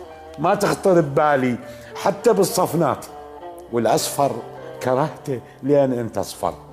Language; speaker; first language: Arabic; native; Arabic